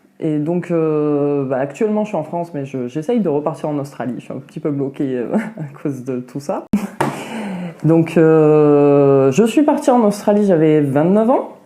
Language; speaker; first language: French; native; French